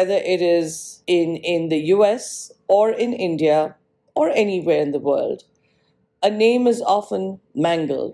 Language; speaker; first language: English; non-native, local second language; Marathi